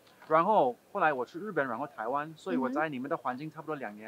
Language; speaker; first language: Chinese; non-native, fluent; English